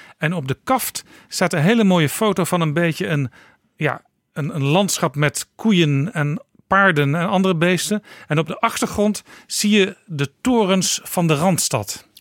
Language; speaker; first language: Dutch; native; Dutch